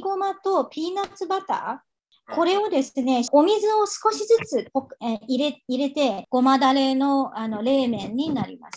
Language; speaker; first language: Japanese; non-native, fluent; Chinese